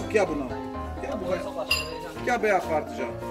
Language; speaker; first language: Portuguese; native; Portuguese